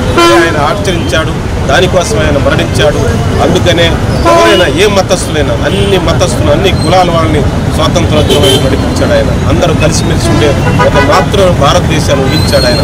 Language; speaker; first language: Telugu; native; Telugu